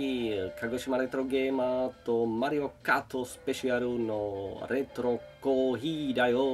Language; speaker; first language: Japanese; non-native, learner; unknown